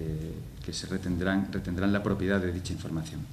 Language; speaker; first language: Spanish; native; Spanish